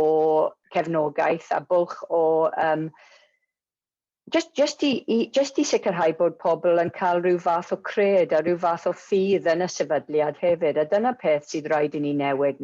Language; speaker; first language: Welsh; non-native, local second language; English